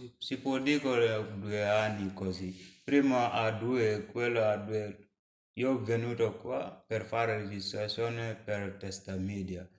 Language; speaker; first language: Italian; non-native, learner; Mandingo